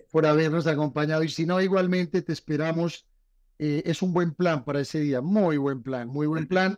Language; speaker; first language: Spanish; native; Spanish